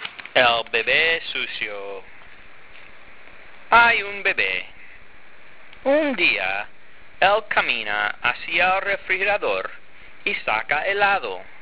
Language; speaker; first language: Spanish; non-native, fluent; English